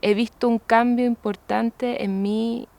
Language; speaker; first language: Spanish; native; Spanish